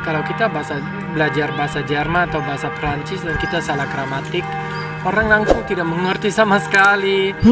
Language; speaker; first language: Indonesian; non-native, fluent; German